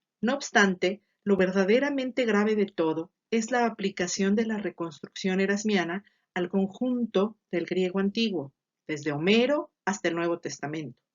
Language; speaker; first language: Spanish; native; Spanish